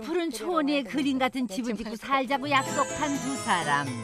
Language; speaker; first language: Korean; native; Korean